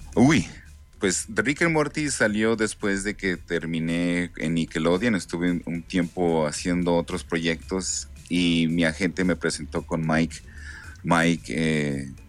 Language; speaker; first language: Spanish; native; Spanish